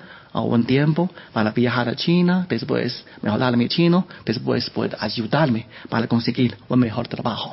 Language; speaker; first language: Spanish; non-native, learner; Chinese